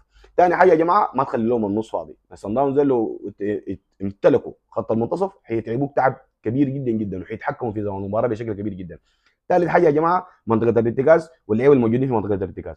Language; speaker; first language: Arabic; native; Arabic